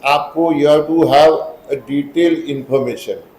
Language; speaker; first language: Hindi; non-native, local second language; Marathi